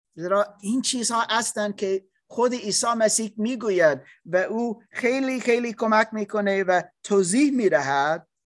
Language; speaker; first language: Persian; non-native, learner; English